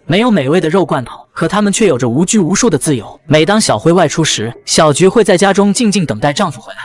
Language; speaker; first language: Chinese; native; Chinese